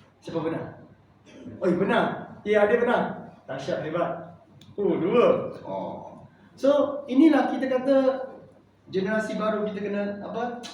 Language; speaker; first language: Malay; non-native, local second language; Chinese